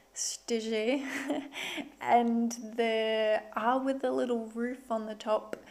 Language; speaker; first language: English; native; English